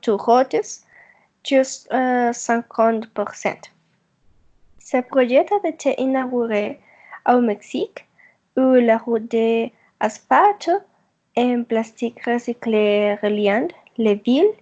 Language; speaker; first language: French; non-native, learner; Spanish